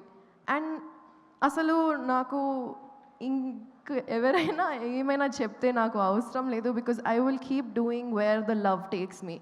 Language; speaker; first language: Telugu; non-native, fluent; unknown